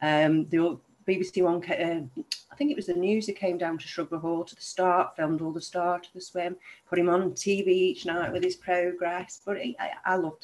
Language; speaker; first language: English; native; English